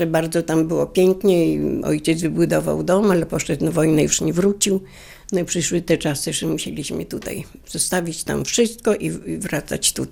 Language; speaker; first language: Polish; native; Polish